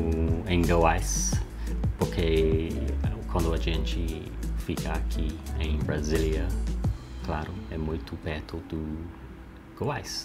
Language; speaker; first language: Portuguese; non-native, learner; English